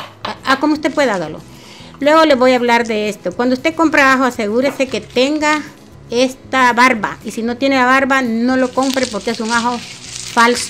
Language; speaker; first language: Spanish; native; Spanish